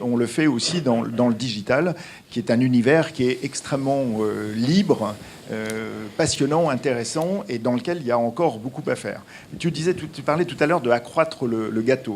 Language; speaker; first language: French; native; French